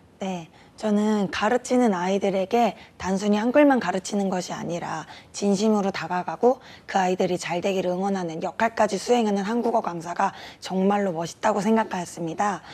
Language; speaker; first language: Korean; native; Korean